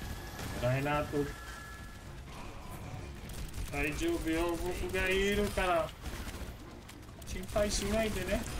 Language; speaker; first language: Japanese; non-native, fluent; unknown